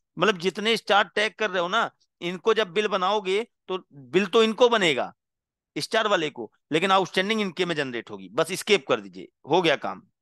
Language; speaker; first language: Hindi; non-native, local second language; Gujarati